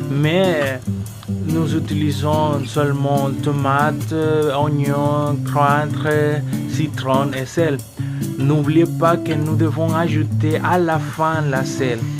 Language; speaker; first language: French; non-native, learner; Spanish